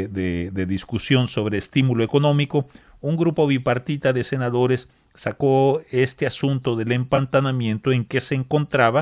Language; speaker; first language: Spanish; native; Spanish